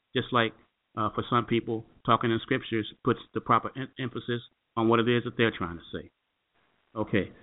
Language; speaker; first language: English; native; English